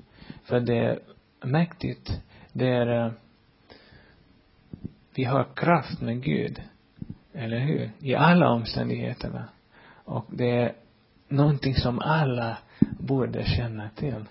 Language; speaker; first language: Swedish; non-native, fluent; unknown